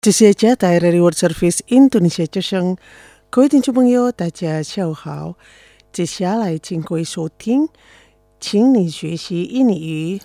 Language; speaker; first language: Chinese; non-native, fluent; Indonesian